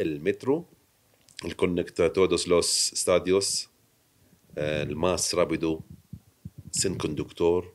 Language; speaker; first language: Spanish; non-native, learner; Arabic